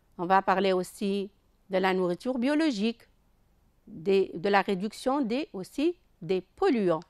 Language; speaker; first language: French; non-native, local second language; Arabic